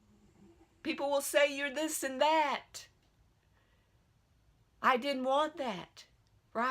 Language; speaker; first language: English; native; English